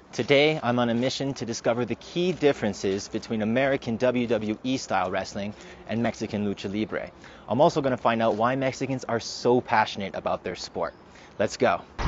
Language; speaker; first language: English; native; English